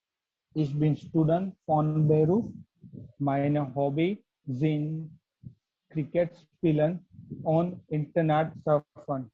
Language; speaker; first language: German; non-native, learner; Gujarati